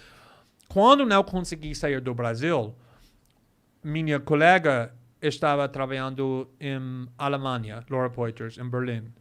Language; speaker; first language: Portuguese; non-native, fluent; English